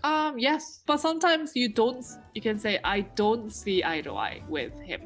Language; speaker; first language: English; native; English